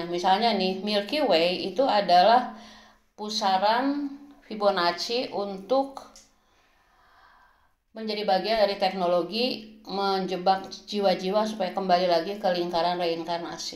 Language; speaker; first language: Indonesian; native; Indonesian